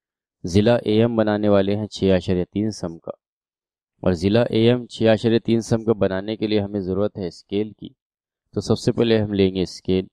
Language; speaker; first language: Urdu; native; Urdu